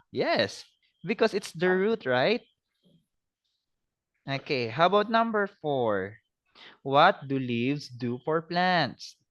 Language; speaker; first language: English; non-native, fluent; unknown